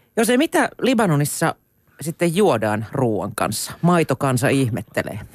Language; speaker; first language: Finnish; native; Finnish